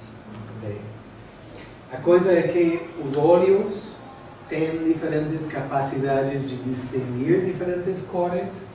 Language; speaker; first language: Portuguese; non-native, fluent; English